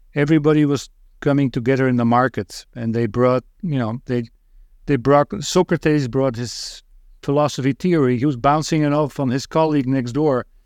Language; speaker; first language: English; non-native, fluent; Dutch